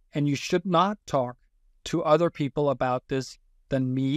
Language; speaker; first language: English; non-native, fluent; Danish